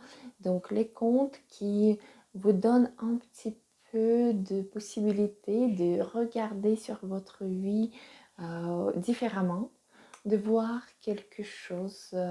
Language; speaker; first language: French; non-native, fluent; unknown